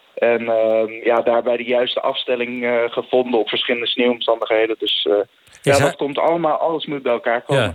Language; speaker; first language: Dutch; native; Dutch